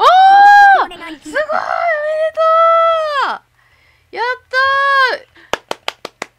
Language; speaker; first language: Japanese; native; Japanese